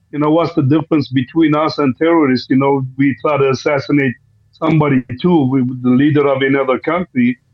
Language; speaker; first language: English; non-native, fluent; Armenian